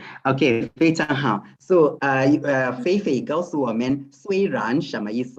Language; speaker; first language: Chinese; non-native, fluent; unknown